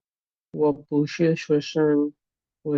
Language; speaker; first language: Chinese; non-native, learner; Bangla